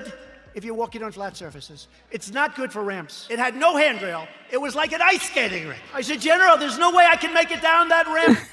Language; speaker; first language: English; native; English